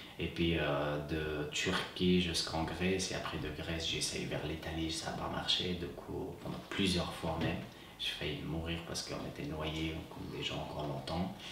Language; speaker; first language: French; non-native, fluent; Persian